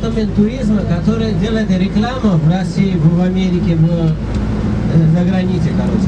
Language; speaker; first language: Russian; non-native, learner; Nepali